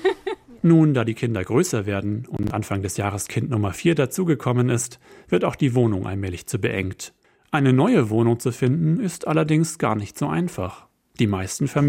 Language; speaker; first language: German; native; German